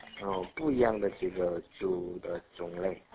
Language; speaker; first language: Chinese; non-native, learner; Korean